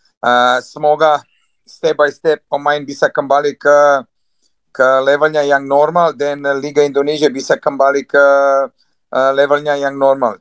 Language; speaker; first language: Indonesian; non-native, fluent; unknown